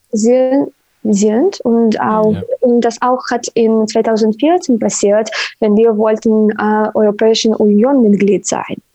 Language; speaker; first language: German; non-native, learner; Ukrainian